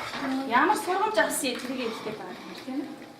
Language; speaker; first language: Mongolian; native; Mongolian